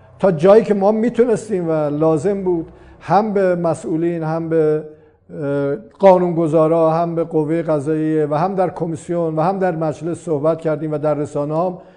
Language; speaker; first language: Persian; non-native, local second language; Azerbaijani